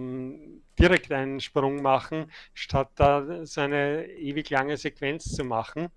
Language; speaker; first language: German; native; German